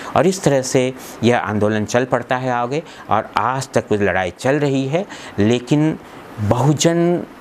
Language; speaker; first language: Hindi; native; Hindi